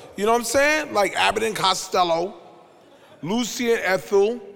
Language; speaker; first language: English; native; English